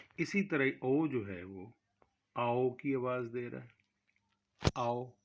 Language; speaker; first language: Urdu; native; Urdu